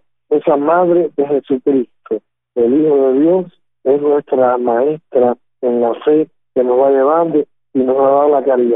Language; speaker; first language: Spanish; native; Spanish